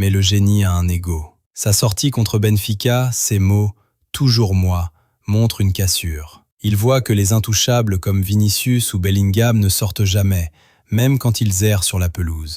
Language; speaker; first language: French; native; French